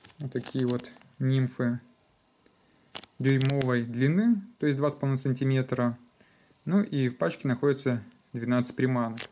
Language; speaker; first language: Russian; native; Russian